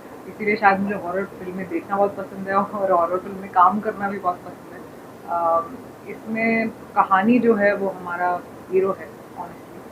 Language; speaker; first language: Hindi; native; Hindi